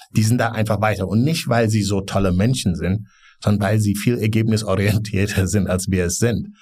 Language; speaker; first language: German; non-native, fluent; Wolof